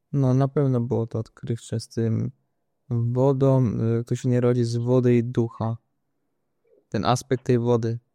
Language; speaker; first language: Polish; native; Polish